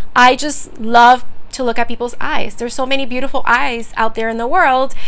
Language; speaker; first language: English; early bilingual, other home language; Spanish